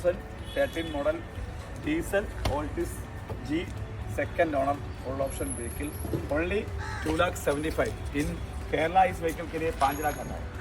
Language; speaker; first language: Hindi; non-native, local second language; Malayalam